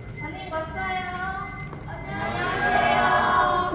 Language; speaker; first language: Korean; non-native, learner; Vietnamese